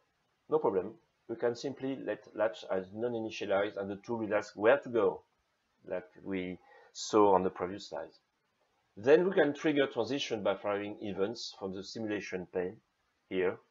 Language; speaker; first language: English; non-native, fluent; French